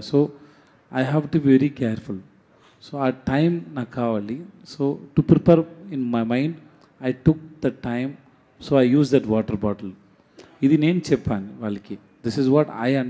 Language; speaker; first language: Telugu; non-native, learner; Tamil